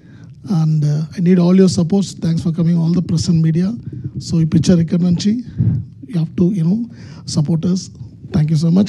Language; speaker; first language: Telugu; non-native, learner; Tamil